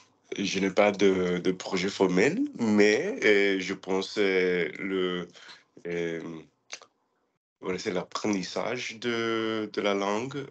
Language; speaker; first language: French; non-native, learner; English